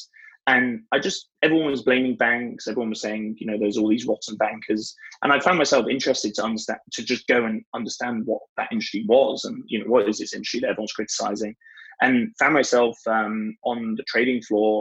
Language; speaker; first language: English; native; English